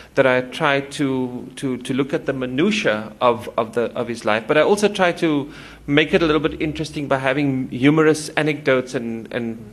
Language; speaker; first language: English; native; English